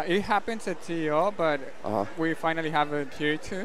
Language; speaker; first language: English; non-native, learner; Spanish